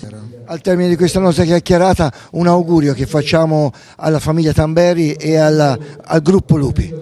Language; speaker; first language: Italian; native; Italian